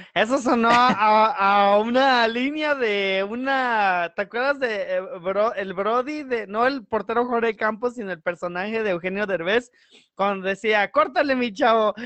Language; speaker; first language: Spanish; early bilingual, heritage; Spanish